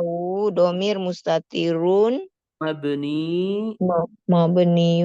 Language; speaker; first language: Arabic; non-native, learner; Indonesian